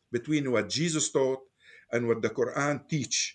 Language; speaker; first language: English; non-native, fluent; Arabic